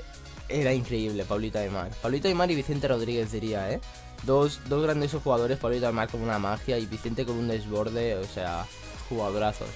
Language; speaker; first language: Spanish; native; Spanish